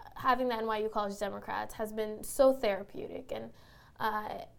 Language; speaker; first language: English; native; English